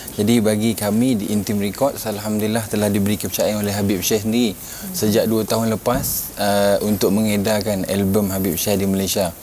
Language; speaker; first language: Malay; native; Malay